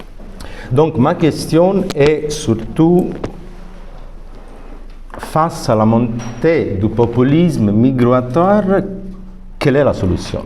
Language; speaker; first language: French; non-native, fluent; Italian